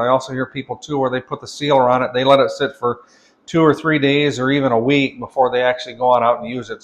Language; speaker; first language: English; native; English